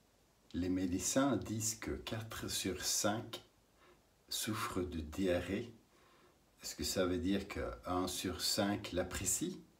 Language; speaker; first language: French; non-native, learner; English